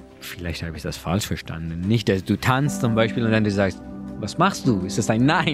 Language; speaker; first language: German; non-native, learner; Persian